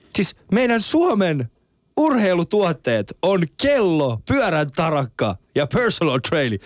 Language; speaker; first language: Finnish; early bilingual, other home language; Persian